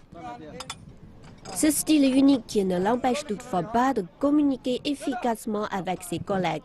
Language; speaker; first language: French; non-native, fluent; Chinese